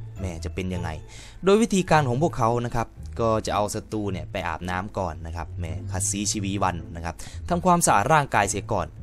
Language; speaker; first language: Thai; native; Thai